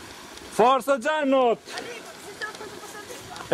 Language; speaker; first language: Italian; native; Italian